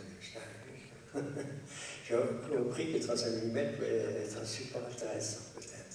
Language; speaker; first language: French; native; French